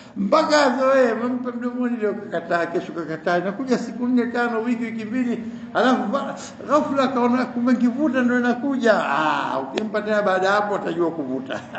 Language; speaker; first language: Swahili; native; Swahili